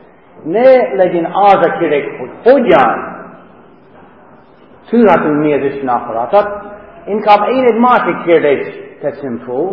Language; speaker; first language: Hungarian; non-native, learner; English